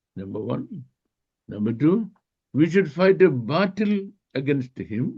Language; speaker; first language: English; non-native, local second language; Malayalam